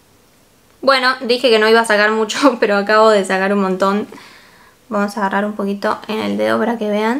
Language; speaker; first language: Spanish; native; Spanish